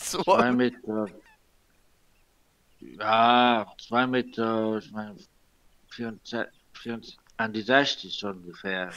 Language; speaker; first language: German; non-native, local second language; Luxembourgish